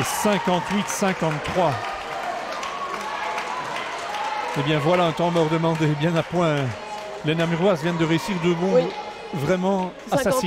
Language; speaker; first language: French; native; French